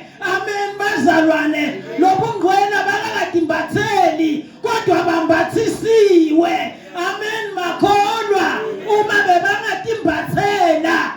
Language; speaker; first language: Zulu; non-native, local second language; Swati